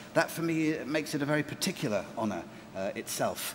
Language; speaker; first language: English; native; English